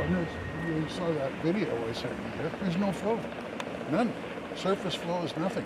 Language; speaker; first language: English; native; English